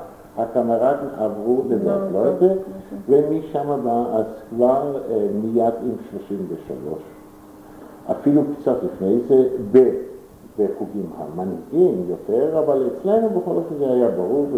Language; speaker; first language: Hebrew; non-native, fluent; German